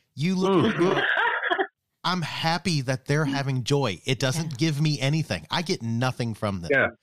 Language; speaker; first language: English; native; English